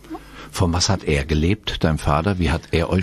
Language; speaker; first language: German; native; German